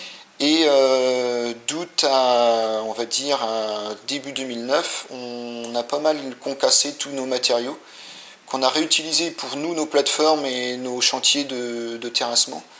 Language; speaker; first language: French; native; French